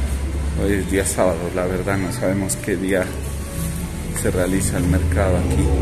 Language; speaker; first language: Spanish; native; Spanish